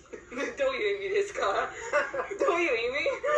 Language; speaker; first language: Japanese; non-native, learner; English